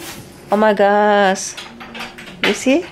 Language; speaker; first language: English; non-native, learner; Indonesian